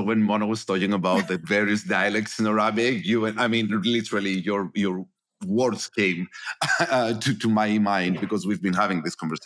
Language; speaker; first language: English; non-native, fluent; Greek